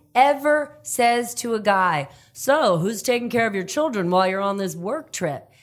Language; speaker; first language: English; native; English